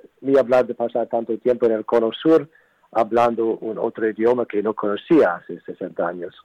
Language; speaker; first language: Spanish; non-native, fluent; English